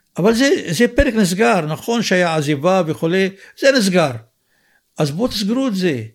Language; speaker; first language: Hebrew; non-native, local second language; Arabic